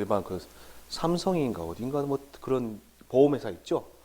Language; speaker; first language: Korean; native; Korean